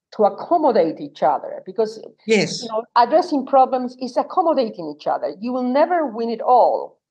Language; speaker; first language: English; non-native, fluent; Spanish